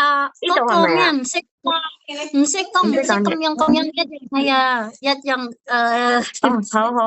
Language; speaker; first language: Cantonese; non-native, learner; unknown